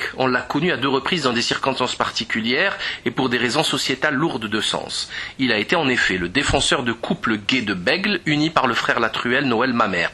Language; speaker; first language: French; native; French